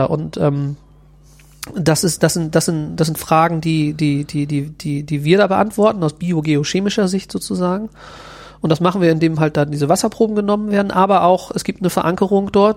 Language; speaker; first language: German; native; German